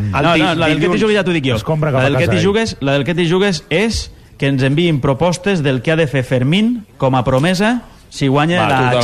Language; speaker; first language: Catalan; native; Catalan